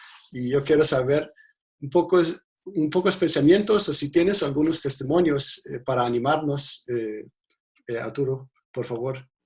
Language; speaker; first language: Spanish; non-native, fluent; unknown